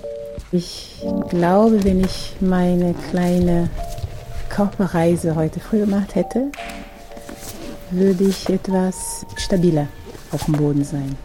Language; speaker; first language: German; non-native, fluent; Portuguese